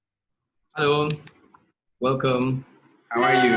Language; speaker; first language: English; non-native, learner; Spanish